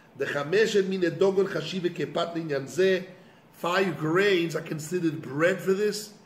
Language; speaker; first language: English; non-native, fluent; Hebrew